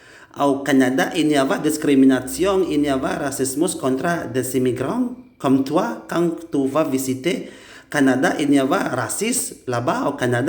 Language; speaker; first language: French; non-native, learner; Indonesian